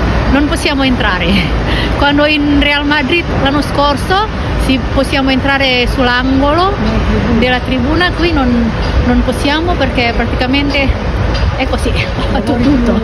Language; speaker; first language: Italian; non-native, learner; Indonesian